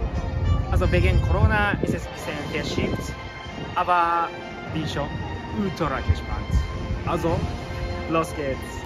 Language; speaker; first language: German; non-native, learner; Japanese